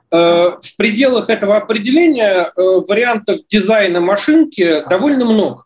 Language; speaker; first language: Russian; native; Russian